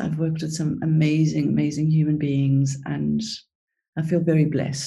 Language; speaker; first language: English; early bilingual, other home language; Greek